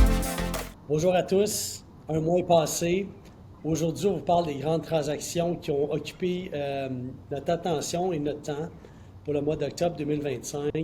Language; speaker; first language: French; native; French